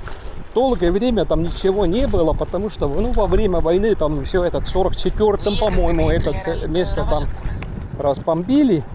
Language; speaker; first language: Russian; non-native, local second language; Estonian